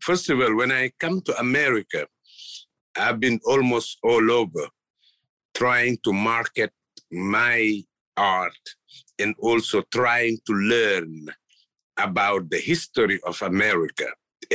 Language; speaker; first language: English; non-native, fluent; Wolof